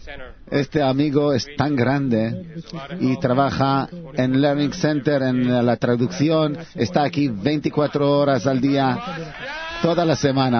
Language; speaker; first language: Spanish; non-native, learner; Hebrew